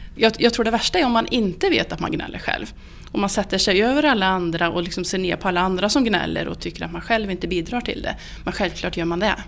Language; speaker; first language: Swedish; native; Swedish